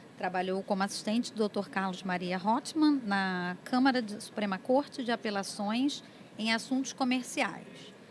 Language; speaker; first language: Portuguese; native; Portuguese